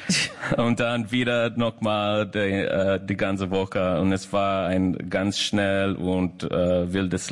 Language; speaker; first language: German; non-native, fluent; English